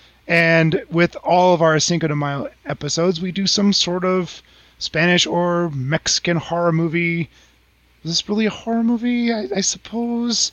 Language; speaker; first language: English; native; English